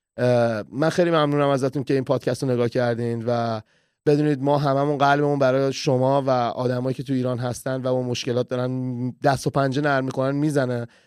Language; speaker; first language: Persian; early bilingual, heritage; Persian